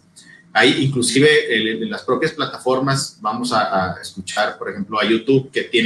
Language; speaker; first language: Spanish; native; Spanish